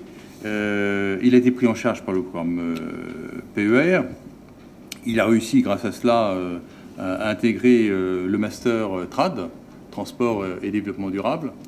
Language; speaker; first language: French; native; French